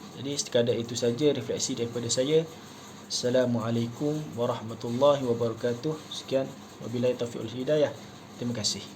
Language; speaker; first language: Malay; native; Malay